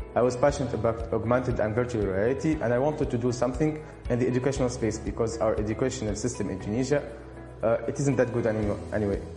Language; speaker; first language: English; non-native, fluent; Arabic